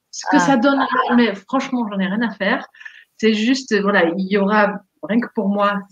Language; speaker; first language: French; non-native, fluent; Dutch